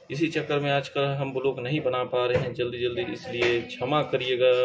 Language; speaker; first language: Hindi; native; Hindi